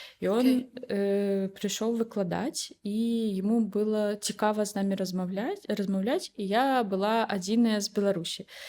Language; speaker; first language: Belarusian; native; Belarusian